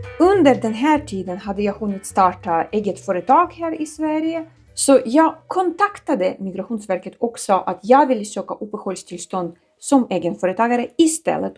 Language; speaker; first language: Swedish; non-native, fluent; Ukrainian